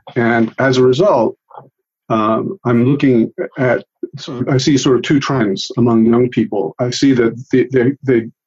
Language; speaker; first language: English; early bilingual, other home language; Italian